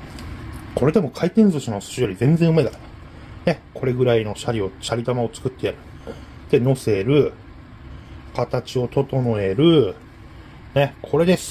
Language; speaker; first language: Japanese; native; Japanese